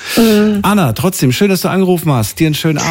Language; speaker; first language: German; native; German